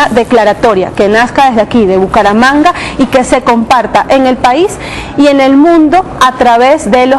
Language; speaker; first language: Spanish; native; Spanish